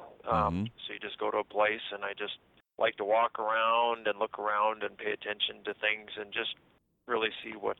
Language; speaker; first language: English; native; English